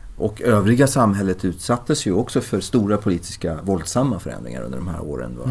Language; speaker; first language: Swedish; early bilingual, other home language; Persian